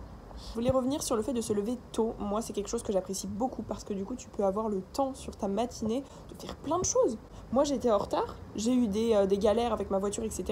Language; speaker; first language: French; native; French